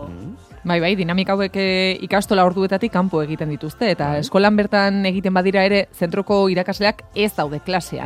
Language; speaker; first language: Basque; native; Basque